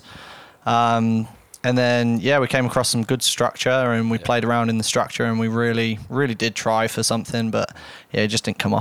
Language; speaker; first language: English; native; English